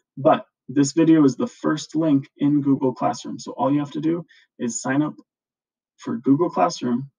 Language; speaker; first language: English; native; English